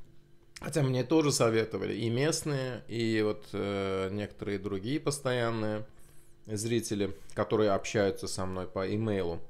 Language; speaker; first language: Russian; non-native, local second language; Azerbaijani